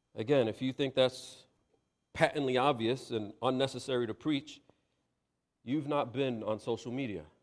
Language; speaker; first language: English; native; English